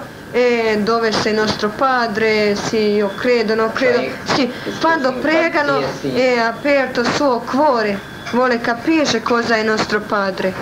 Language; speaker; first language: Italian; non-native, learner; Croatian